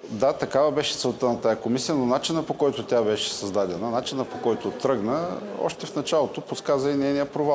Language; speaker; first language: Bulgarian; native; Bulgarian